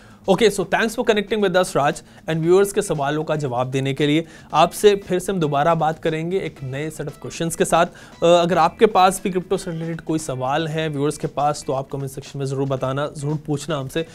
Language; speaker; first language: Hindi; native; Hindi